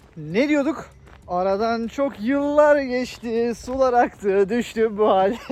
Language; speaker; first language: Turkish; native; Turkish